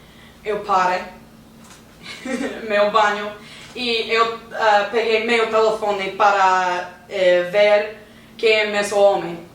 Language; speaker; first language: Portuguese; non-native, learner; English